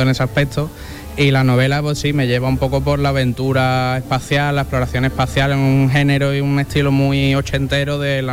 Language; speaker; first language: Spanish; native; Spanish